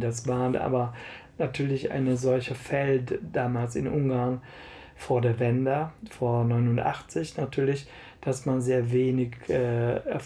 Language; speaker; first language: German; non-native, fluent; Hungarian